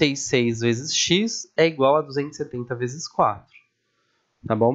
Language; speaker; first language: Portuguese; native; Portuguese